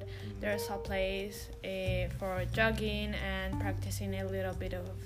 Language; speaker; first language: English; non-native, fluent; Spanish